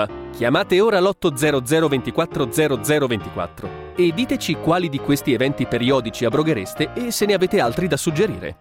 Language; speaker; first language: Italian; native; Italian